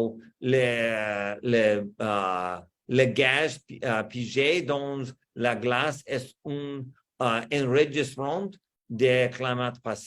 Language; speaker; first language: French; non-native, learner; English